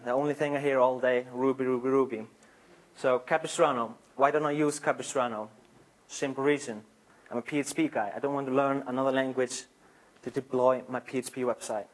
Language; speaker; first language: English; non-native, fluent; Icelandic